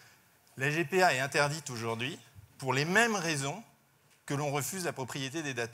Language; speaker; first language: French; native; French